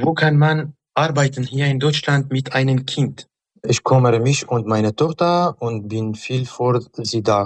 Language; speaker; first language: German; non-native, learner; Arabic